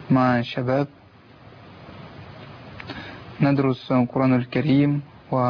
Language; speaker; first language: Arabic; non-native, learner; Russian